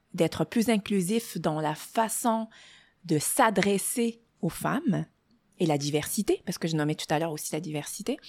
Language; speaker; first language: French; non-native, local second language; Arabic